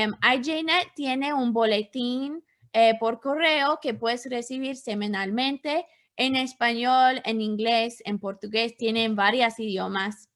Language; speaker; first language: Spanish; non-native, fluent; English